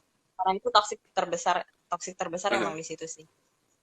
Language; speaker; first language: Indonesian; native; Indonesian